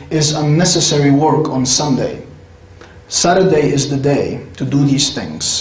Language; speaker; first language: English; non-native, fluent; Polish